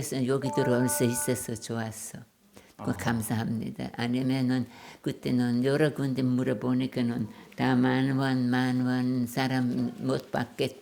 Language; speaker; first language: Korean; non-native, learner; German